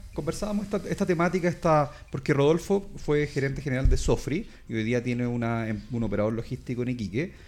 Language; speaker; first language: Spanish; native; Spanish